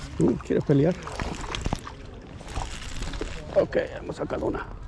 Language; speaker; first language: Spanish; early bilingual, heritage; Spanish